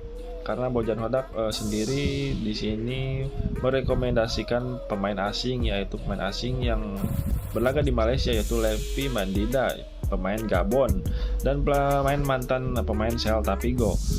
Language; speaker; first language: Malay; non-native, local second language; Sundanese